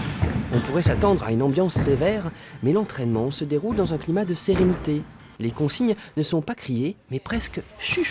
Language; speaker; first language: French; native; French